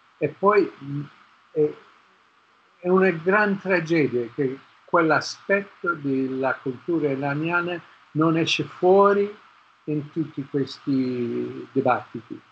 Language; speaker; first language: Italian; non-native, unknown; English